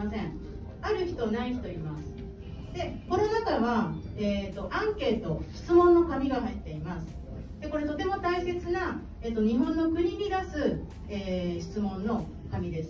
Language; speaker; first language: Japanese; native; Japanese